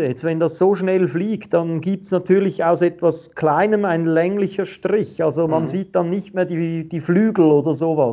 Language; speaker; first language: German; native; German